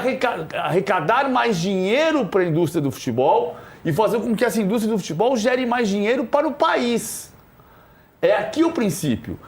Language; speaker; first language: Portuguese; native; Portuguese